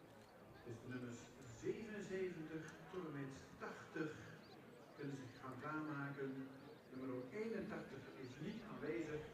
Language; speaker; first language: Dutch; native; Dutch